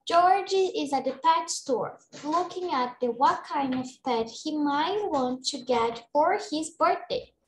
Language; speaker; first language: English; non-native, fluent; Portuguese